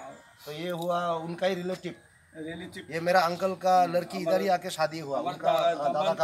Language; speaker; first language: Hindi; non-native, local second language; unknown